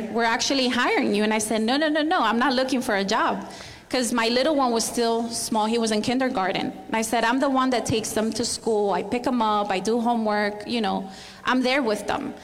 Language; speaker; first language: English; non-native, fluent; Spanish